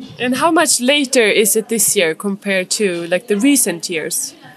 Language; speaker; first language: English; non-native, fluent; Swedish